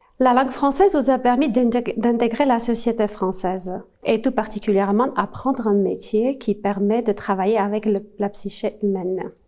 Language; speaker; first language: French; non-native, fluent; Armenian